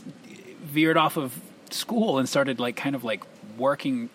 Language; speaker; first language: English; early bilingual, other home language; Spanish